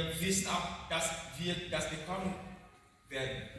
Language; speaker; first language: German; non-native, learner; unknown